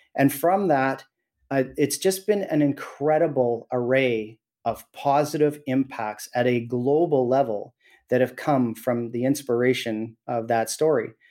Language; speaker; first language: English; native; English